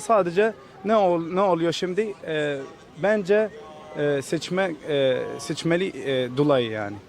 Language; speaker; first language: Turkish; non-native, learner; Arabic